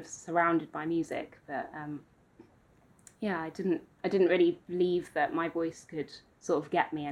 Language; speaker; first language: English; native; English